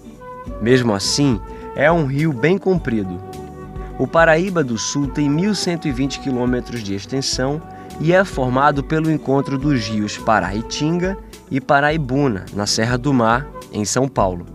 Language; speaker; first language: Portuguese; native; Portuguese